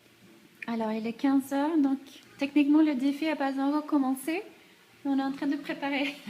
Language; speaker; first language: French; non-native, fluent; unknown